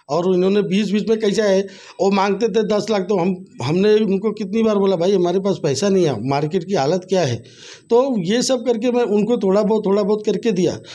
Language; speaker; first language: Hindi; native; Hindi